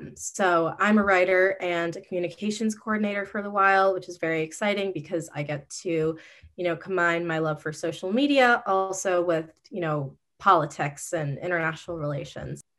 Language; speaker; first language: English; native; English